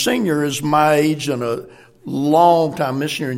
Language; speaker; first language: English; native; English